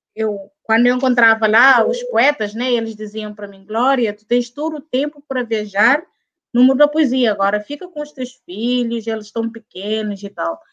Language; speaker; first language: Portuguese; non-native, local second language; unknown